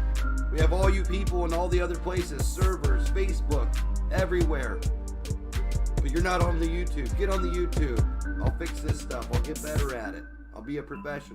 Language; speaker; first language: English; native; English